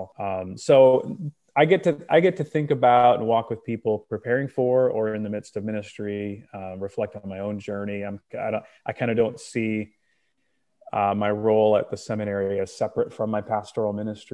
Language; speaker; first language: English; native; English